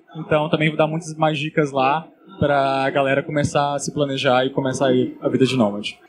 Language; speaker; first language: Portuguese; native; Portuguese